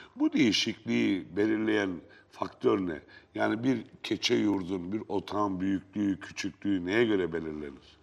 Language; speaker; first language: Turkish; native; Turkish